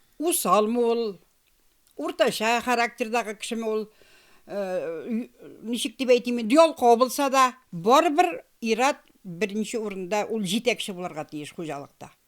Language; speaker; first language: Tatar; native; Tatar